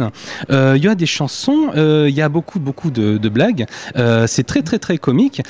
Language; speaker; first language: French; native; French